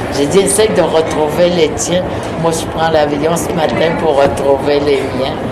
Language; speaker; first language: French; non-native, local second language; Innu-aimun